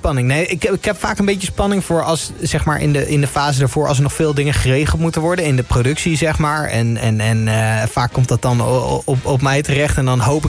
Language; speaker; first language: Dutch; native; Dutch